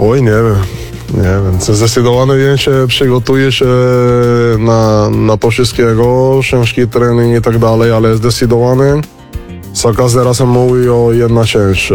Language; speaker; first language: Polish; non-native, learner; Spanish